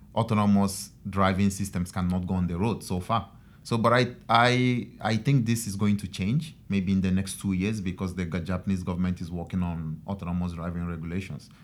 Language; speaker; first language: English; non-native, local second language; Igbo